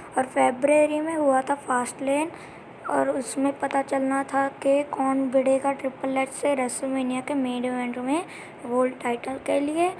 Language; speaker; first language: Hindi; non-native, local second language; Punjabi